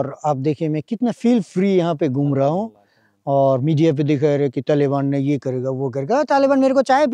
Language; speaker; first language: Hindi; non-native, fluent; Bangla